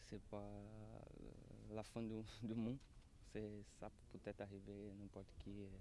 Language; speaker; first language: French; non-native, learner; Portuguese